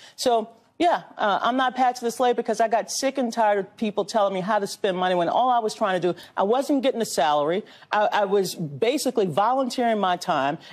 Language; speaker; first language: English; native; English